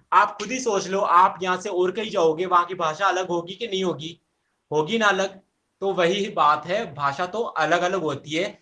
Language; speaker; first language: Hindi; native; Hindi